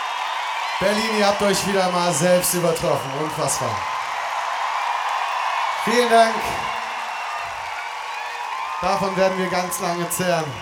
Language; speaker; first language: German; native; German